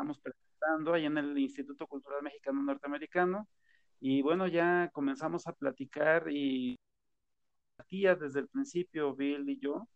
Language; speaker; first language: Spanish; native; Spanish